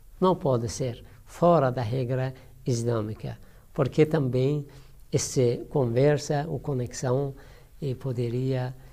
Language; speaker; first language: Portuguese; non-native, learner; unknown